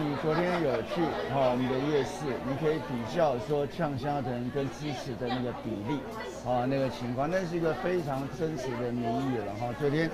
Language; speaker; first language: Chinese; native; Chinese